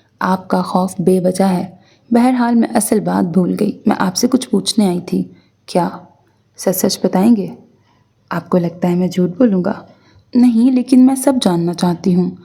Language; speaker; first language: Urdu; native; Urdu